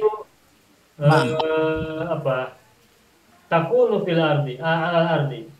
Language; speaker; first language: Arabic; non-native, fluent; Indonesian